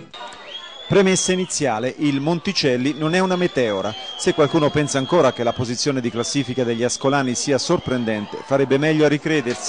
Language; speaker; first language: Italian; native; Italian